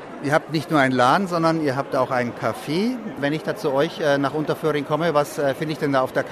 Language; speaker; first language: German; native; German